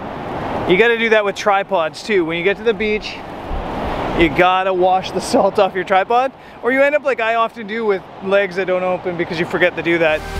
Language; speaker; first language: English; native; English